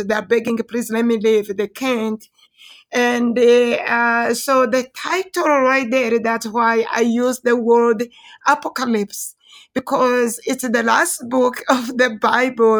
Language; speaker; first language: English; non-native, local second language; Kinyarwanda